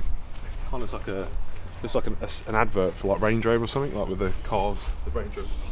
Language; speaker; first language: English; native; English